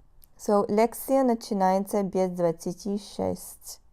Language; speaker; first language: Russian; non-native, fluent; English